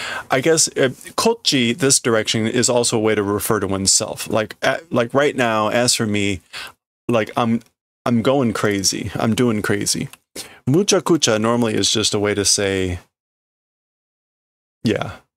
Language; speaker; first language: English; native; English